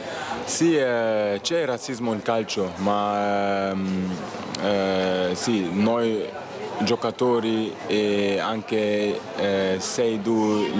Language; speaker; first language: Italian; non-native, learner; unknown